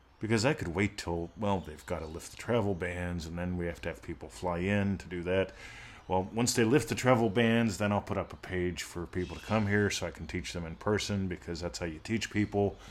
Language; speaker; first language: English; native; English